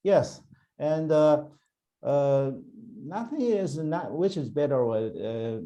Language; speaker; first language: English; non-native, learner; Chinese